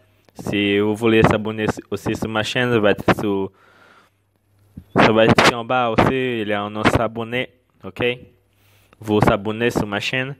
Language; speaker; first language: French; non-native, learner; Portuguese